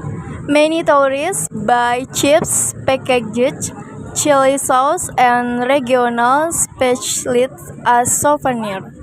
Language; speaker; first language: English; non-native, learner; Indonesian